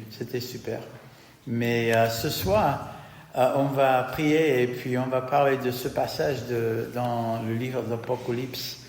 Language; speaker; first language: French; non-native, fluent; English